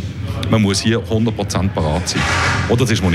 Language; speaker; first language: German; native; German